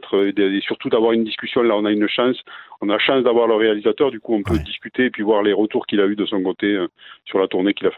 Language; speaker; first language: French; native; French